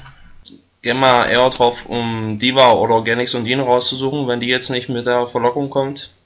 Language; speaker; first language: German; native; German